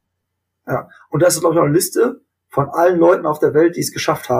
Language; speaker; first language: German; native; German